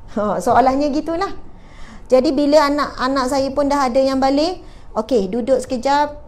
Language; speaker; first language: Malay; native; Malay